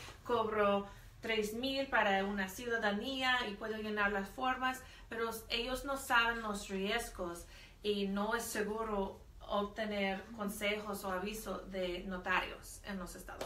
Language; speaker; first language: Spanish; non-native, fluent; English